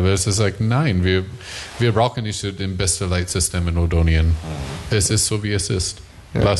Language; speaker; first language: German; non-native, learner; English